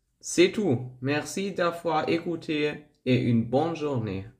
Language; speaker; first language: French; non-native, learner; German